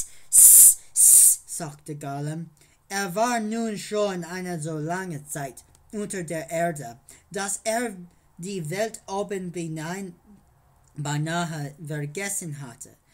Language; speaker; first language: German; non-native, learner; English